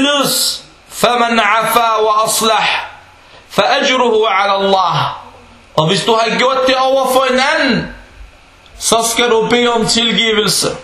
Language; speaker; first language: Danish; non-native, fluent; Arabic